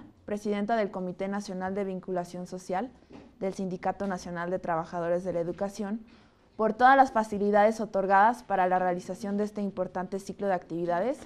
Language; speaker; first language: Spanish; native; Spanish